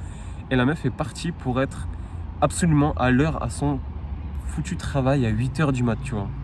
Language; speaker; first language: French; native; French